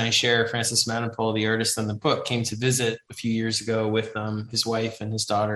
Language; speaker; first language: English; native; English